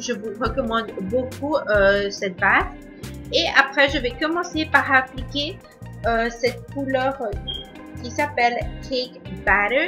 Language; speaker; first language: French; non-native, fluent; Spanish